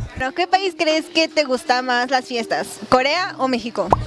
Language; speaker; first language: Spanish; native; Spanish